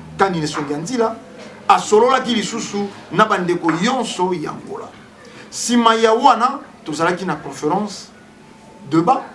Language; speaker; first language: Lingala; non-native, local second language; Kongo